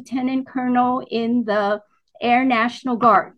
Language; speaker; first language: English; early bilingual, other home language; Vietnamese